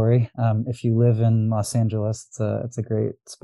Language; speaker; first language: English; early bilingual, other home language; Arabic